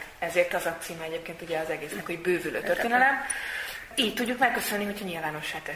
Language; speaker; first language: Hungarian; native; Hungarian